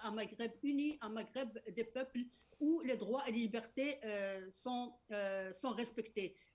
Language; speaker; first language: French; non-native, local second language; Arabic